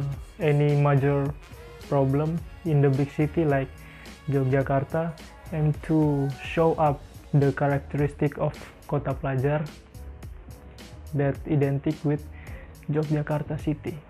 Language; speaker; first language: English; non-native, learner; Indonesian